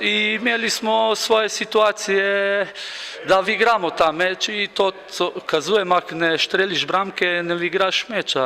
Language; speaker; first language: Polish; non-native, learner; Slovenian